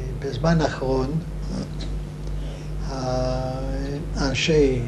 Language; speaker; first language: Hebrew; non-native, fluent; Hungarian